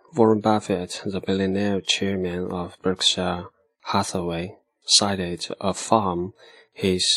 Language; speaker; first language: English; non-native, fluent; Chinese